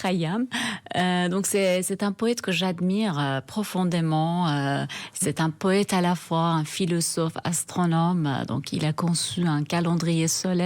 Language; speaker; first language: French; non-native, fluent; Persian